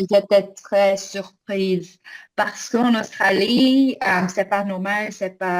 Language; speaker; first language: French; non-native, learner; English